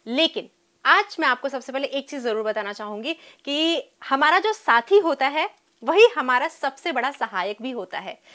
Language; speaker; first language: Hindi; native; Hindi